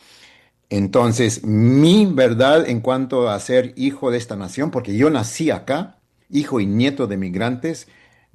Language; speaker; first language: Spanish; early bilingual, heritage; Spanish